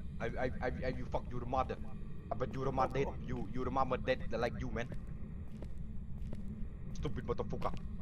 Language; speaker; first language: English; non-native, learner; Thai